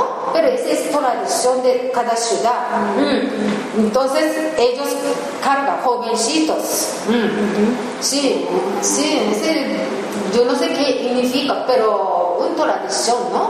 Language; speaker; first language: Spanish; non-native, learner; Japanese